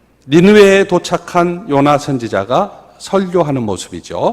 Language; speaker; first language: Korean; native; Korean